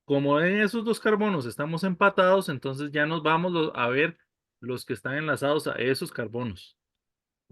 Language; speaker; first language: Spanish; native; Spanish